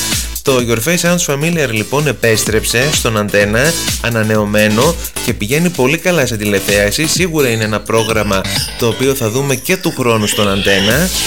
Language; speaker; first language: Greek; native; Greek